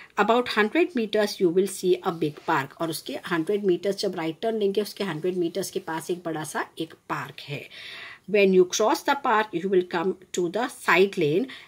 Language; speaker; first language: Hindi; non-native, local second language; Gujarati